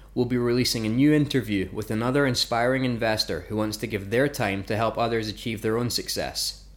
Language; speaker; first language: English; native; English